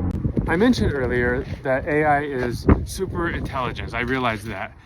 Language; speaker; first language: English; native; English